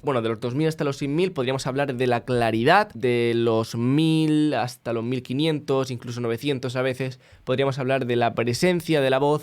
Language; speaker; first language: Spanish; native; Spanish